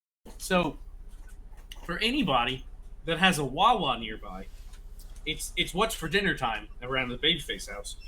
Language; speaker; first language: English; native; English